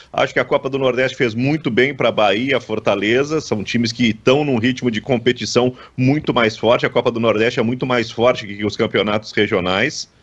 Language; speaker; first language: Portuguese; native; Portuguese